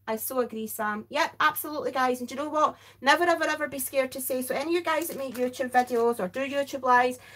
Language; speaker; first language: English; native; English